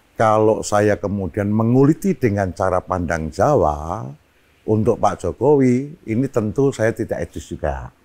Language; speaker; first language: Indonesian; non-native, local second language; Javanese